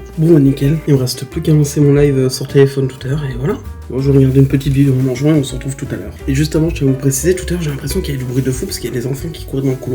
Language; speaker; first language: French; native; French